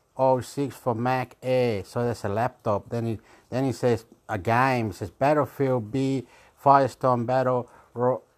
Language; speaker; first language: English; non-native, fluent; Spanish